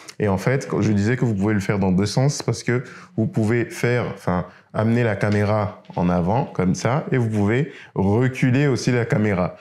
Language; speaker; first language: French; native; French